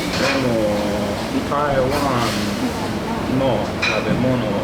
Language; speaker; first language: Japanese; non-native, learner; English